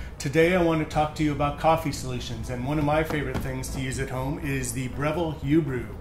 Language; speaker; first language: English; native; English